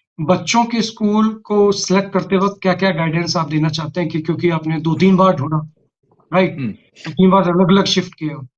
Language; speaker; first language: Hindi; native; Hindi